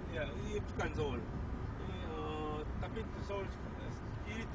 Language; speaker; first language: Indonesian; non-native, learner; Korean